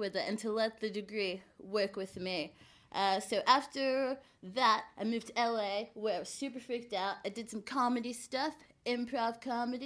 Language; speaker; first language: English; native; English